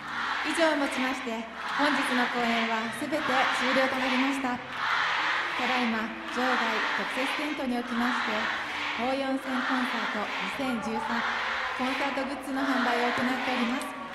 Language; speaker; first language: Japanese; native; Japanese